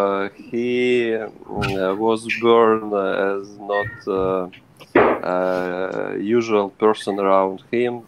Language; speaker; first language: English; non-native, learner; Ukrainian